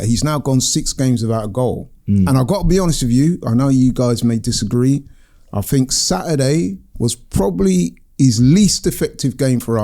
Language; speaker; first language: English; native; English